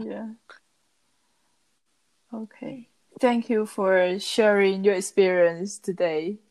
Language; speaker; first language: English; non-native, learner; Chinese